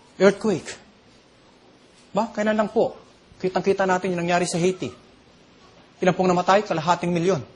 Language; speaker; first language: Filipino; non-native, local second language; Bikol